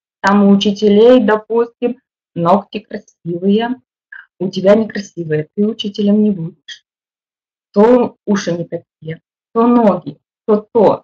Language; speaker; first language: Russian; native; Russian